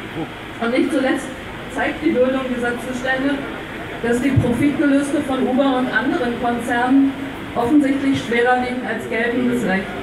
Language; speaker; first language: German; native; German